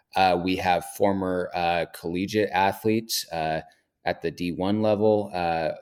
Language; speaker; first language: English; native; English